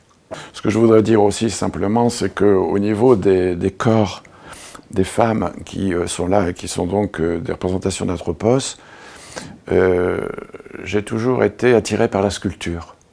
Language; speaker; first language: French; native; French